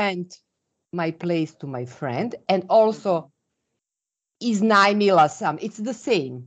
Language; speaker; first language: English; non-native, fluent; Serbian